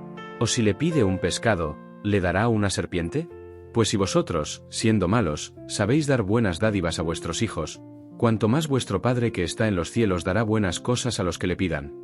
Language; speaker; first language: Spanish; native; Spanish